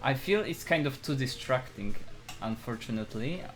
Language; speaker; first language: English; non-native, fluent; Polish